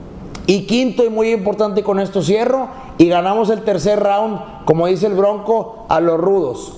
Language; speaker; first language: Spanish; native; Spanish